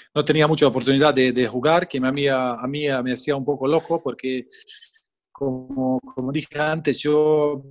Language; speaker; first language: Spanish; non-native, fluent; Bosnian